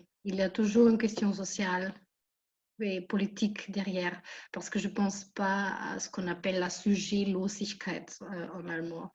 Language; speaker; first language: French; non-native, fluent; German